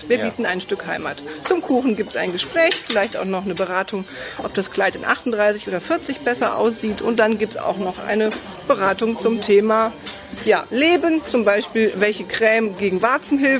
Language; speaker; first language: German; native; German